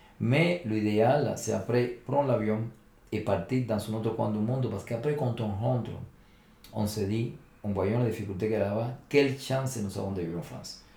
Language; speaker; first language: French; non-native, fluent; Spanish